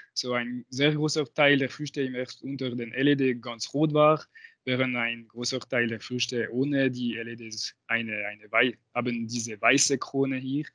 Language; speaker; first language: German; non-native, local second language; French